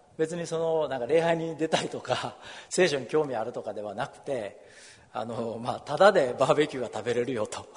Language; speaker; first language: Japanese; native; Japanese